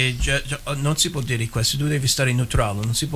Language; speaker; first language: Italian; early bilingual, heritage; English